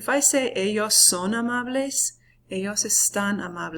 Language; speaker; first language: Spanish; non-native, fluent; English